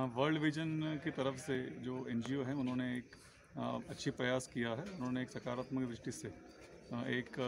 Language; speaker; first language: Hindi; native; Hindi